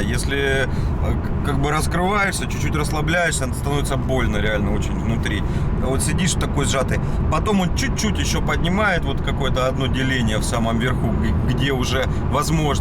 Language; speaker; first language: Russian; native; Russian